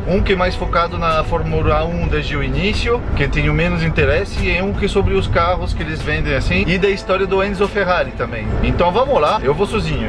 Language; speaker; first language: Portuguese; non-native, fluent; French